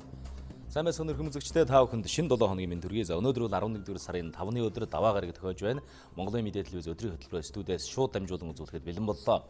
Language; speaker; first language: Mongolian; native; Mongolian